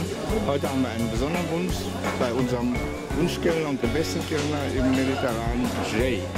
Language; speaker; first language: German; native; German